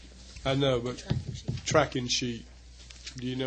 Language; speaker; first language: English; native; English